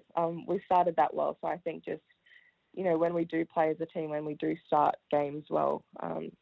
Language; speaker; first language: English; native; English